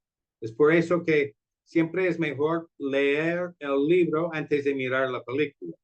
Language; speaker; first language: Spanish; non-native, fluent; English